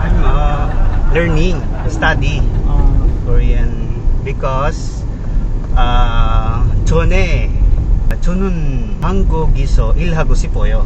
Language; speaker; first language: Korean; non-native, learner; Filipino